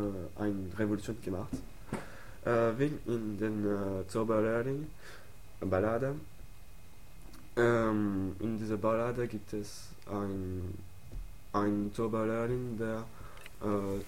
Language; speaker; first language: German; non-native, learner; French